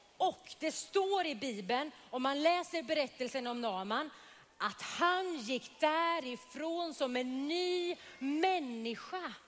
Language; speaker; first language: Swedish; native; Swedish